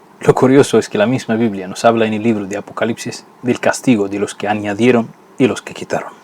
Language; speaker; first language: Spanish; non-native, fluent; Arabic